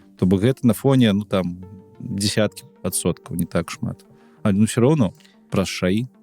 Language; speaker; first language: Belarusian; non-native, local second language; Russian